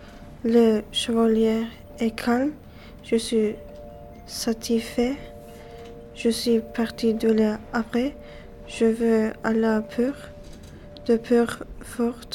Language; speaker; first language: French; non-native, learner; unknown